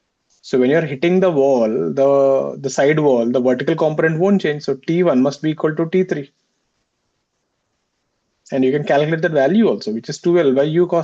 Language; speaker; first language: English; non-native, local second language; Hindi